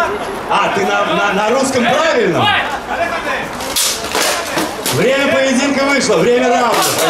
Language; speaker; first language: Russian; native; Russian